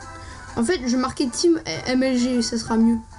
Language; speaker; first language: French; native; French